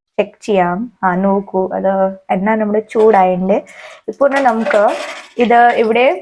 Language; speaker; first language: Malayalam; non-native, local second language; Hindi